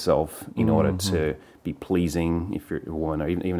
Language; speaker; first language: English; native; English